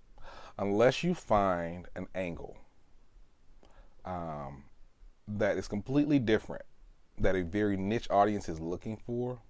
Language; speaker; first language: English; native; English